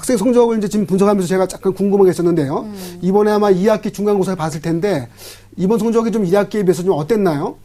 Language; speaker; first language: Korean; native; Korean